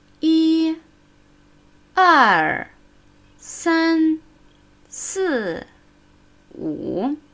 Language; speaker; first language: Chinese; non-native, fluent; German